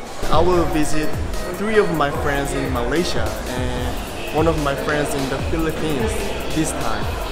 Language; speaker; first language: English; non-native, fluent; Korean